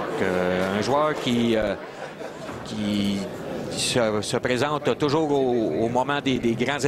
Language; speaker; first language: French; native; French